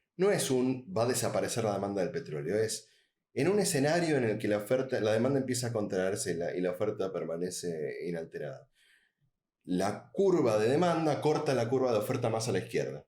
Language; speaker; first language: Spanish; native; Spanish